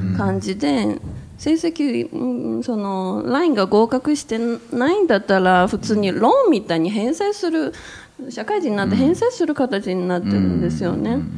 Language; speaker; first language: Japanese; non-native, fluent; Chinese